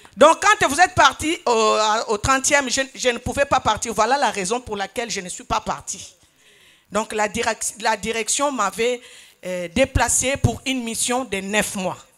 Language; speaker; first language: French; non-native, local second language; Lingala